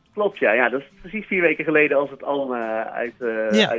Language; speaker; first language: Dutch; native; Dutch